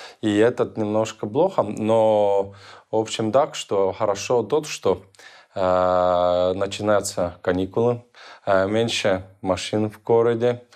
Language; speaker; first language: Russian; non-native, local second language; Estonian